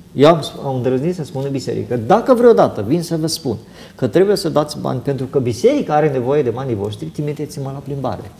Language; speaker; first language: Romanian; native; Romanian